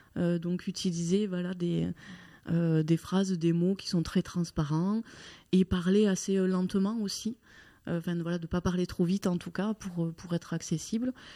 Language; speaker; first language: French; native; French